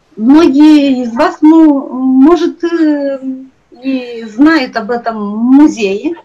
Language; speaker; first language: Russian; non-native, local second language; Romanian